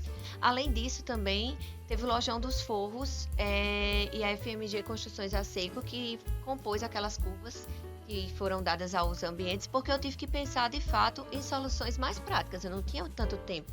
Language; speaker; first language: Portuguese; native; Portuguese